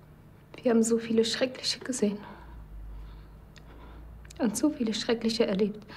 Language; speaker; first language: German; non-native, learner; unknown